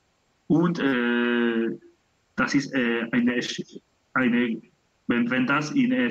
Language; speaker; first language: German; non-native, learner; Spanish